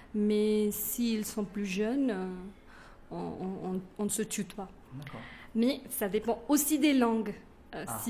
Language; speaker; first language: French; non-native, fluent; Kannada